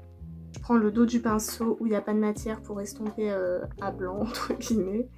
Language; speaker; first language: French; native; French